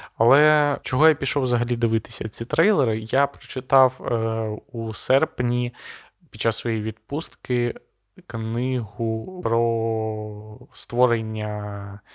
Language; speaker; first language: Ukrainian; non-native, local second language; Russian